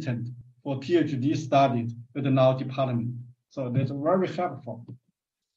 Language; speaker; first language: English; non-native, fluent; Chinese